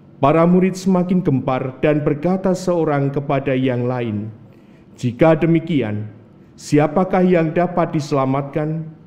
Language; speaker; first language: Indonesian; native; Indonesian